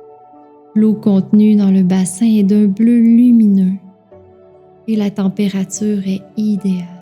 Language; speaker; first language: French; native; French